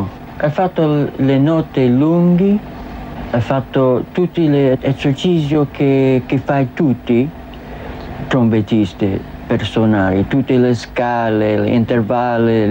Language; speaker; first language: Italian; non-native, learner; English